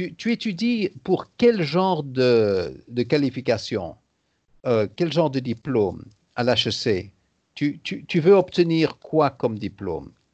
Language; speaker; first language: French; native; French